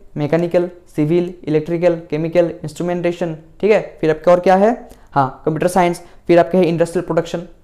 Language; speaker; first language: Hindi; non-native, local second language; Assamese